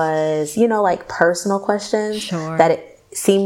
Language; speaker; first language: English; native; English